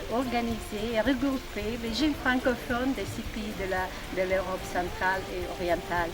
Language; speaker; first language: French; non-native, fluent; Macedonian